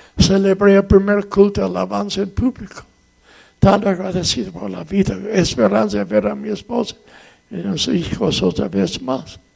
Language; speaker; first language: Spanish; non-native, fluent; English